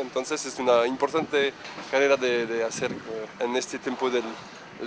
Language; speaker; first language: Spanish; non-native, learner; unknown